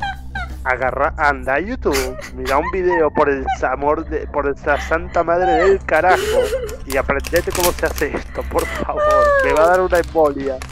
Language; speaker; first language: Spanish; native; Spanish